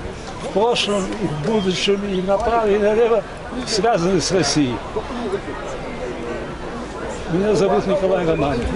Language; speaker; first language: Russian; early bilingual, heritage; Russian